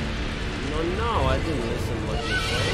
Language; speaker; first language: English; non-native, fluent; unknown